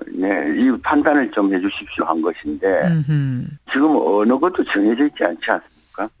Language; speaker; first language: Korean; native; Korean